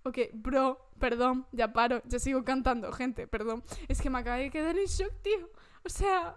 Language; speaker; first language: Spanish; native; Spanish